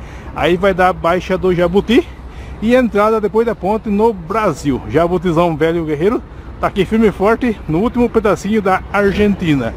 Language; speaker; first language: Portuguese; native; Portuguese